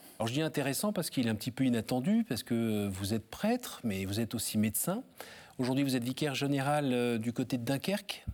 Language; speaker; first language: French; native; French